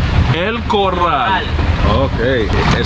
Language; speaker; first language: Spanish; non-native, learner; English